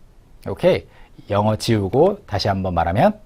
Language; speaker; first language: Korean; native; Korean